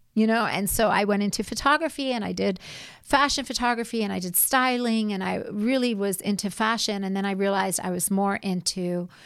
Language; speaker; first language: English; native; English